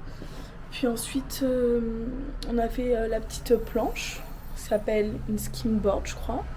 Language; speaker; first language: French; native; French